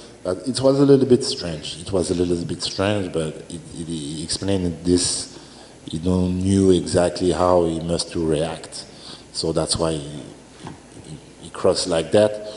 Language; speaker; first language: English; non-native, learner; French